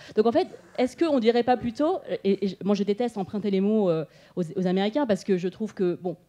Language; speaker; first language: French; native; French